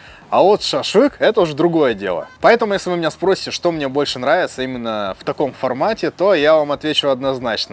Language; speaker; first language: Russian; native; Russian